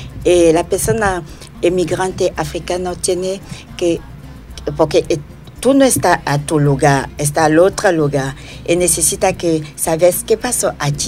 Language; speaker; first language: Spanish; non-native, learner; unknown